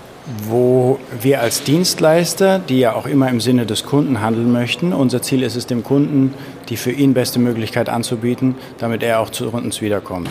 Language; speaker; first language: German; native; German